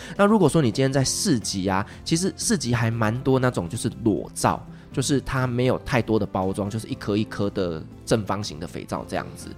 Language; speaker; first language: Chinese; native; Chinese